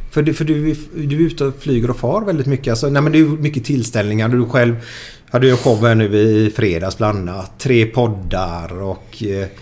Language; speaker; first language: Swedish; native; Swedish